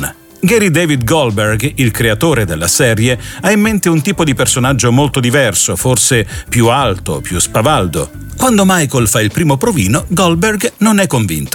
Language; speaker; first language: Italian; native; Italian